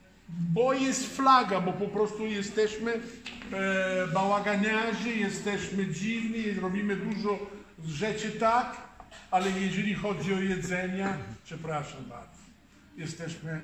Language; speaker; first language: Polish; non-native, fluent; Italian